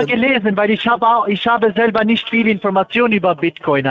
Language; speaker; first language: German; non-native, fluent; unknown